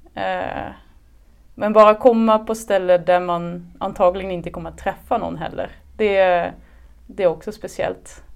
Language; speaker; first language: Swedish; non-native, fluent; Dutch